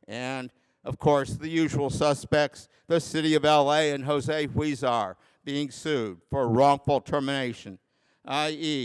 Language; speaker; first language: English; native; English